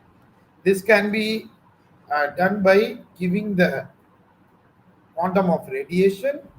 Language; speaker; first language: English; non-native, local second language; Tamil